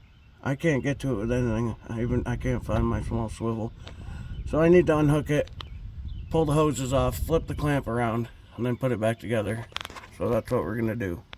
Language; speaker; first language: English; native; English